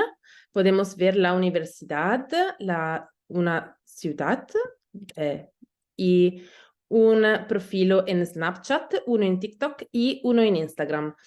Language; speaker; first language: Spanish; non-native, learner; Italian